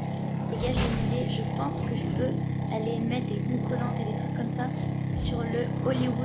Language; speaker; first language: French; native; French